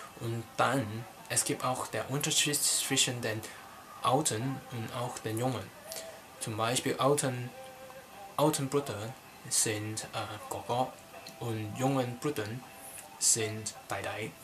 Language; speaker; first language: German; non-native, learner; Cantonese